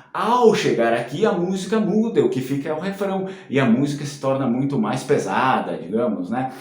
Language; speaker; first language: Portuguese; native; Portuguese